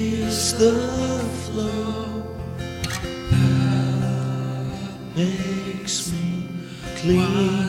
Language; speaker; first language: English; native; English